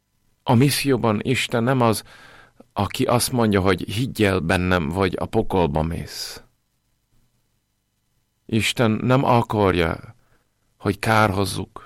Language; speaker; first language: Hungarian; non-native, fluent; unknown